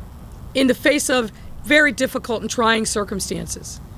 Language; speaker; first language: English; native; English